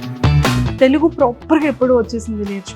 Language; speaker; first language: Telugu; native; Telugu